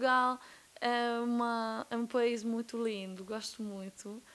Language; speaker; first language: Portuguese; non-native, fluent; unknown